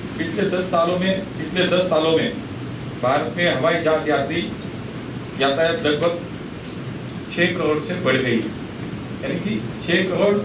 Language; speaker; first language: Hindi; non-native, local second language; Marathi